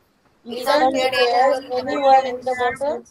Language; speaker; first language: English; non-native, learner; Bangla